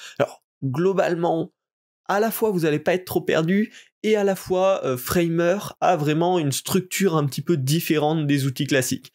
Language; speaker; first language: French; native; French